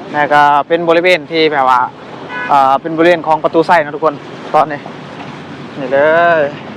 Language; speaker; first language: Thai; native; Thai